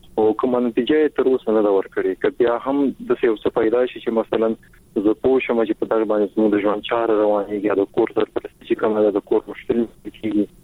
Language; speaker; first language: Pashto; native; Pashto